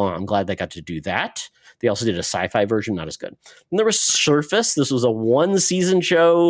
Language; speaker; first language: English; native; English